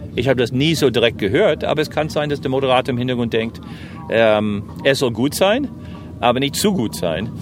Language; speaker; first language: German; non-native, fluent; English